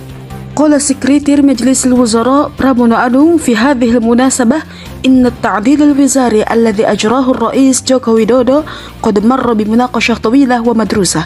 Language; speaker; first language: Arabic; non-native, learner; Indonesian